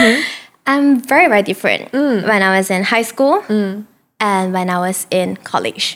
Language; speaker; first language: English; non-native, local second language; Chinese